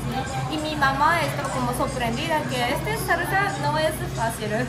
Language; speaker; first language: Spanish; non-native, learner; Japanese